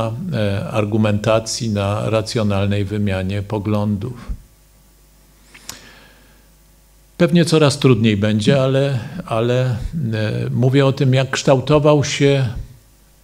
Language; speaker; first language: Polish; native; Polish